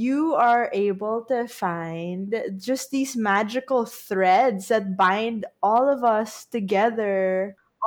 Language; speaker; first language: English; non-native, local second language; Filipino